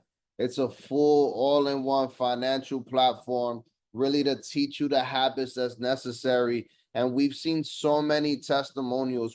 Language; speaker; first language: English; native; English